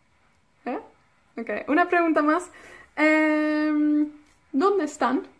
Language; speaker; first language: Spanish; non-native, fluent; Welsh